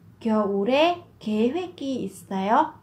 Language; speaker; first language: Korean; non-native, fluent; Vietnamese